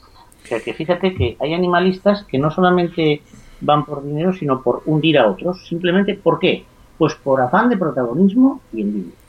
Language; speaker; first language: Spanish; native; Spanish